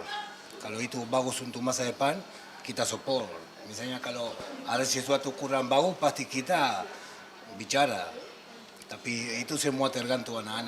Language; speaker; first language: Indonesian; non-native, fluent; Spanish